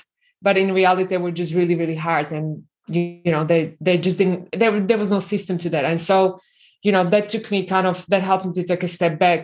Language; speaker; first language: English; non-native, fluent; Slovak